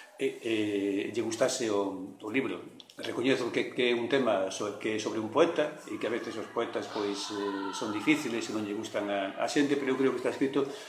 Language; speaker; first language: Galician; non-native, local second language; Spanish